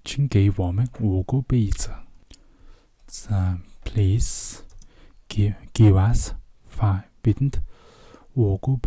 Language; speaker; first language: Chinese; non-native, fluent; Mongolian